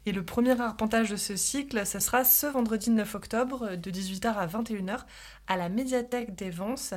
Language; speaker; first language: French; native; French